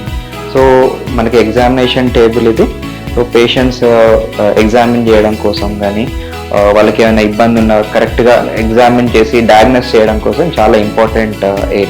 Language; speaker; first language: Telugu; native; Telugu